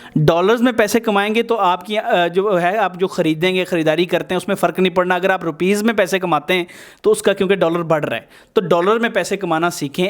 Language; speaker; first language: Urdu; native; Urdu